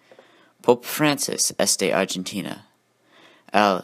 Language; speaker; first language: Spanish; non-native, learner; English